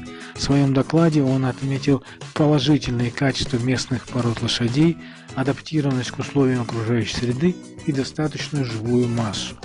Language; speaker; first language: Russian; native; Russian